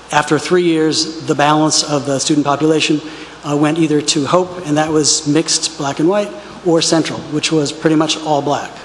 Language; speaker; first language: English; native; English